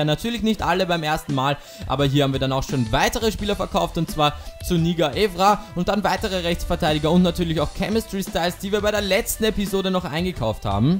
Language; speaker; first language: German; native; German